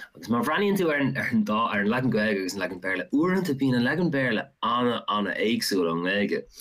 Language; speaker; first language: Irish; non-native, local second language; English